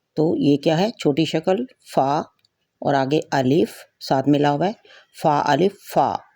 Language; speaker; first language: Urdu; native; Urdu